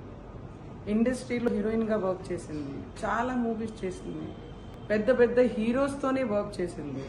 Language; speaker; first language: Telugu; non-native, local second language; Hindi